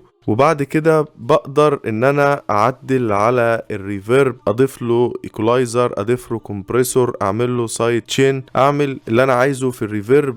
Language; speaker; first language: Arabic; native; Arabic